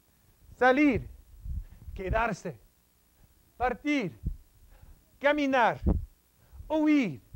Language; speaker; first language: Spanish; non-native, fluent; English